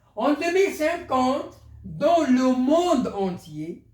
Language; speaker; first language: French; non-native, local second language; Arabic